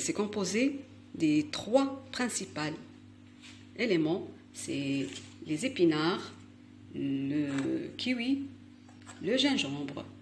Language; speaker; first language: French; non-native, local second language; Arabic